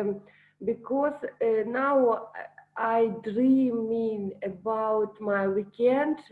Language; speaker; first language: English; non-native, learner; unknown